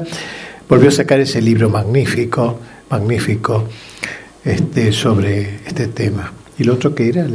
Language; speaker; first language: Spanish; native; Spanish